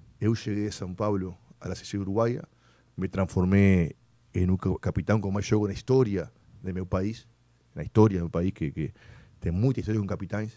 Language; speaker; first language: Spanish; native; Spanish